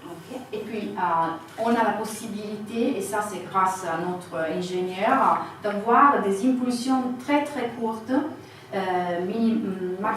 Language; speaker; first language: French; non-native, fluent; Italian